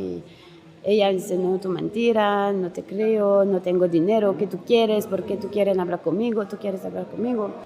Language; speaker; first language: Spanish; non-native, learner; French